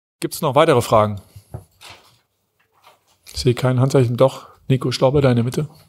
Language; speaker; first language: German; native; German